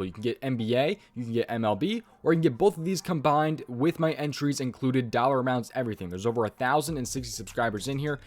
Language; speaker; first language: English; native; English